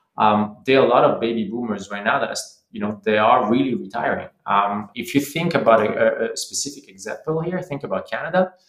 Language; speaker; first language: English; non-native, fluent; French